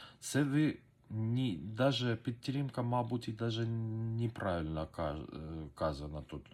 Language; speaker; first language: Ukrainian; non-native, learner; Persian